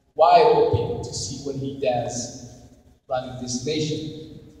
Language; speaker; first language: English; non-native, fluent; Somali